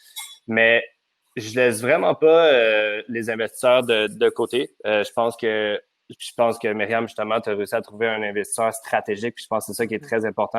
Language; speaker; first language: French; native; French